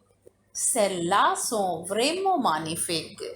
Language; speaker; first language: French; non-native, fluent; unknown